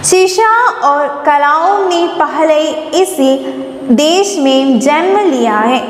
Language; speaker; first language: Hindi; non-native, local second language; Malayalam